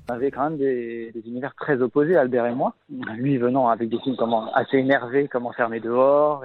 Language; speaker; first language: French; native; French